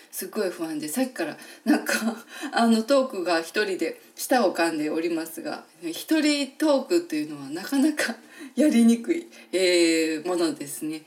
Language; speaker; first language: Japanese; native; Japanese